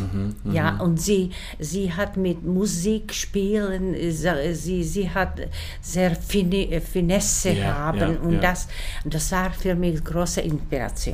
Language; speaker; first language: German; non-native, learner; Czech